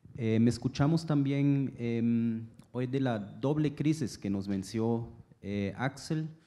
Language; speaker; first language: Spanish; non-native, fluent; German